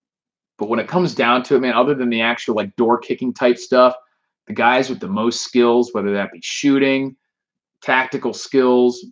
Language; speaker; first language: English; native; English